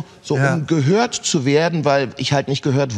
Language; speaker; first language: German; native; German